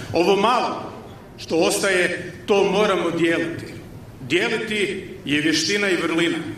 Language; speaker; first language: Croatian; native; Croatian